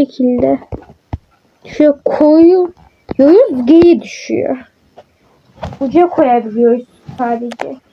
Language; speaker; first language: Turkish; native; Turkish